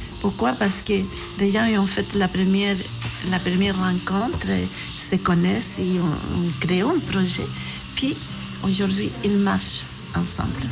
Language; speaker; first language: French; non-native, fluent; Spanish